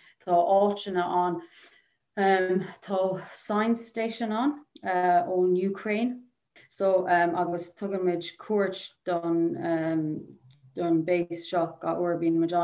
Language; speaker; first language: Irish; non-native, local second language; English